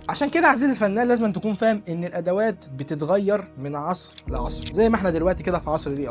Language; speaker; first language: Arabic; native; Arabic